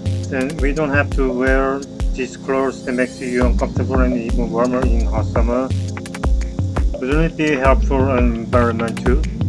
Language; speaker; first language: English; non-native, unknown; Korean